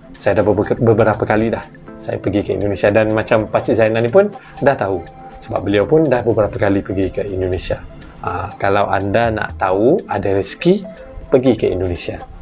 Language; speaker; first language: Malay; native; Malay